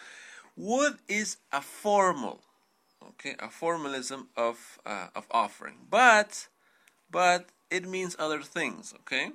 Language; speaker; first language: English; non-native, fluent; Spanish